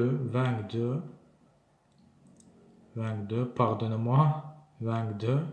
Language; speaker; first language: French; non-native, learner; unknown